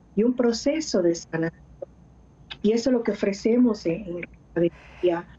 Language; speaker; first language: Spanish; early bilingual, heritage; Spanish